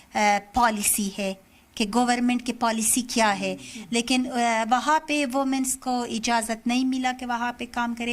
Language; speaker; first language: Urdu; non-native, learner; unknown